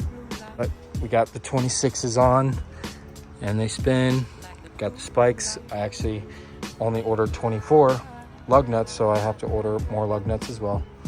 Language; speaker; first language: English; native; English